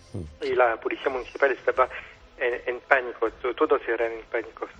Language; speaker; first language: Spanish; non-native, fluent; French